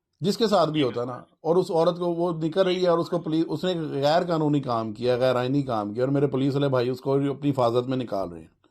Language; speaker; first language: Urdu; native; Urdu